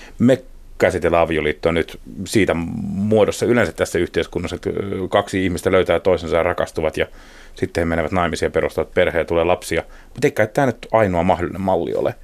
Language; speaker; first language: Finnish; native; Finnish